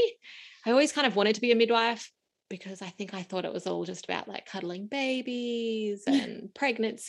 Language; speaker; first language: English; native; English